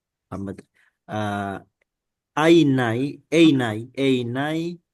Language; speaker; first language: Hebrew; non-native, learner; Indonesian